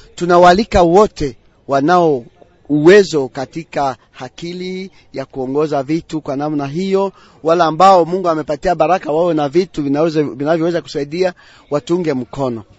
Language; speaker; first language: Swahili; non-native, local second language; Nande